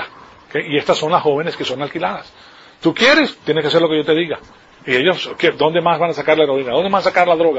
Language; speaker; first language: Spanish; native; Spanish